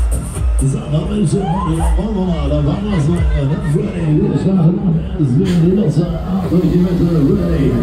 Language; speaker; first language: German; native; German